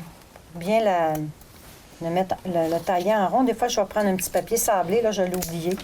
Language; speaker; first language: French; native; French